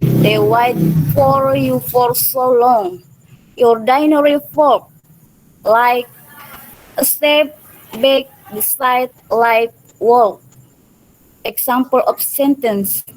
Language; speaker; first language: English; non-native, learner; Indonesian